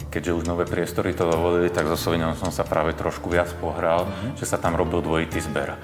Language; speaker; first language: Slovak; native; Slovak